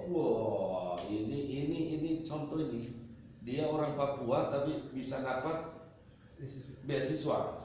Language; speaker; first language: Indonesian; non-native, local second language; Nias